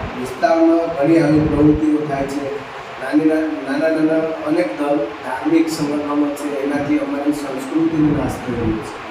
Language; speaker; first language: Gujarati; non-native, local second language; Kukna